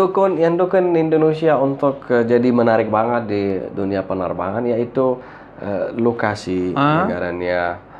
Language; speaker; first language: Indonesian; non-native, fluent; Arabic